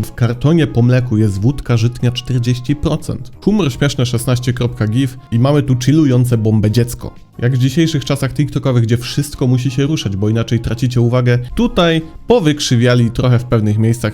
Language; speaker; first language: Polish; native; Polish